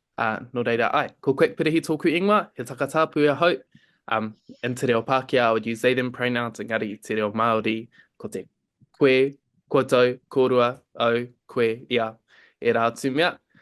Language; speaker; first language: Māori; non-native, local second language; English